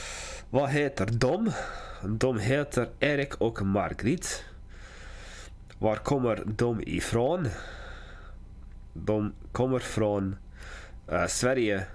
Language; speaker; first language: Swedish; non-native, learner; English